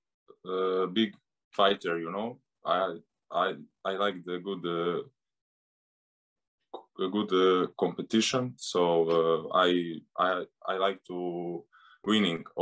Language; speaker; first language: English; non-native, learner; Serbian